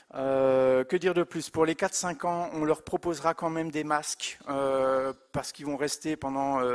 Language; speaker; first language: French; native; French